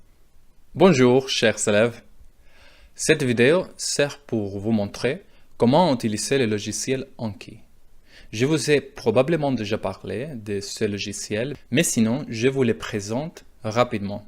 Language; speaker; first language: French; non-native, learner; Spanish